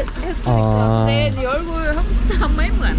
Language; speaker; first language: Korean; non-native, learner; Thai